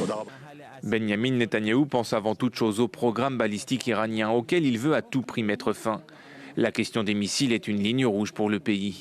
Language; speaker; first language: French; native; French